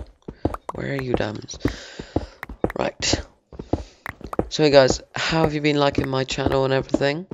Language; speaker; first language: English; native; English